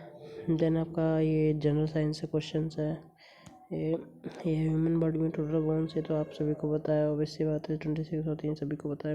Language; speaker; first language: Hindi; native; Hindi